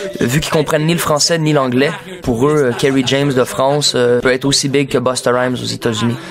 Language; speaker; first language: French; native; French